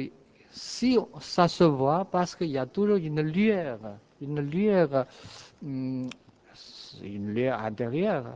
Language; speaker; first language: French; non-native, fluent; Chinese